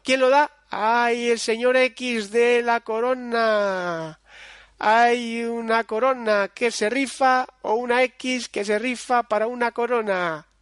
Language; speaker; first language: Spanish; native; Spanish